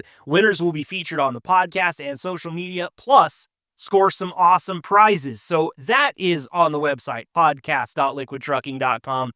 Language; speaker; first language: English; native; English